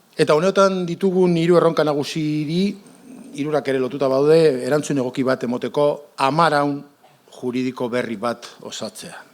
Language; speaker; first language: Basque; native; Basque